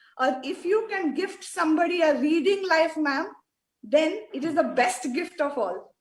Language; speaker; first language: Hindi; non-native, local second language; Marathi